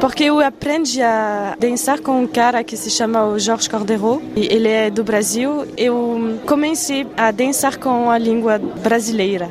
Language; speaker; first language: Portuguese; non-native, fluent; French